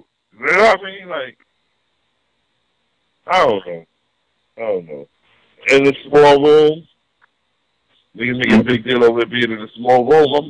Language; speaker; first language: English; native; English